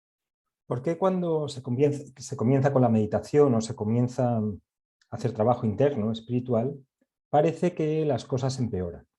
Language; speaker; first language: Spanish; native; Spanish